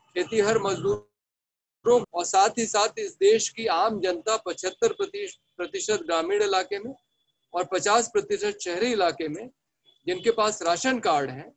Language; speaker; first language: Hindi; native; Hindi